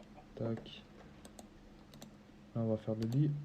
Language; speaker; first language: French; native; French